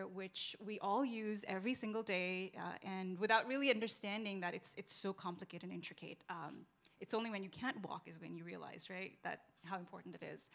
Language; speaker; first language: English; non-native, local second language; Urdu